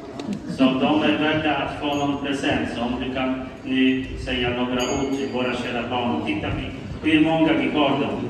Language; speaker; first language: Swedish; non-native, fluent; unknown